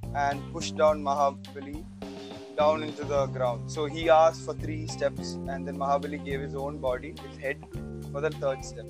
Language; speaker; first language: English; non-native, local second language; Malayalam